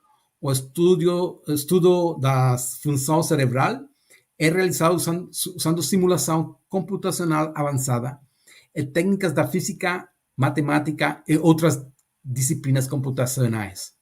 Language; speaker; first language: Portuguese; non-native, learner; Spanish